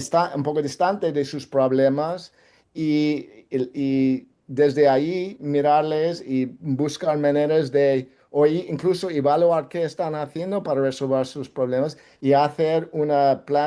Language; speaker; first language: Spanish; non-native, fluent; English